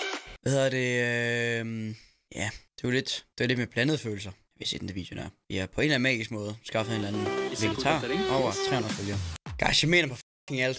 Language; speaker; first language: Danish; native; Danish